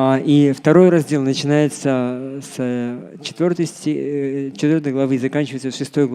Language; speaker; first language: Russian; native; Russian